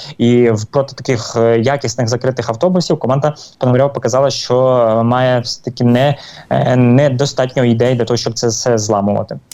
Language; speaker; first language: Ukrainian; native; Ukrainian